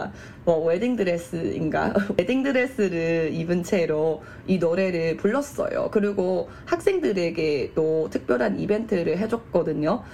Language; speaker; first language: Korean; non-native, fluent; Chinese